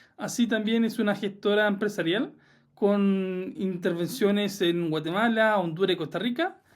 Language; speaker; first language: Spanish; native; Spanish